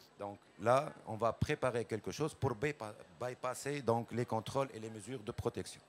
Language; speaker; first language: French; non-native, local second language; Arabic